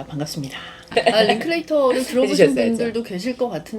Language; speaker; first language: Korean; native; Korean